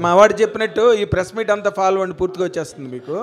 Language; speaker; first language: Telugu; native; Telugu